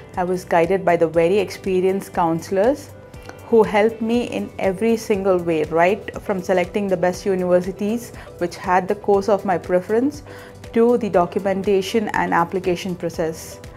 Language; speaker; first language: English; non-native, local second language; Malayalam